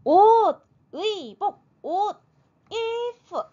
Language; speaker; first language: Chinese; non-native, fluent; Korean